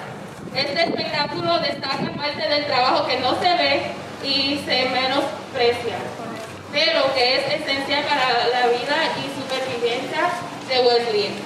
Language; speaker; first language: Spanish; early bilingual, heritage; English